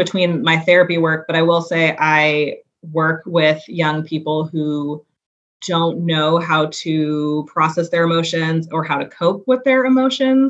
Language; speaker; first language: English; native; English